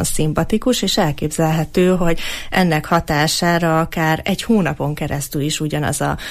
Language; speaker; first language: Hungarian; native; Hungarian